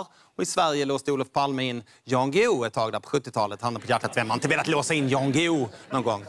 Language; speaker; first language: Swedish; native; Swedish